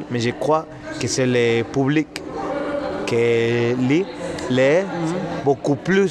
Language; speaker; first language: French; non-native, learner; Spanish